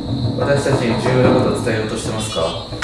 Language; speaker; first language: Japanese; non-native, learner; Filipino